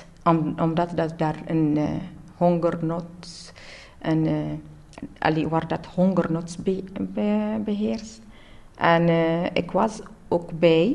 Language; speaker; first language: Dutch; non-native, learner; Tigrinya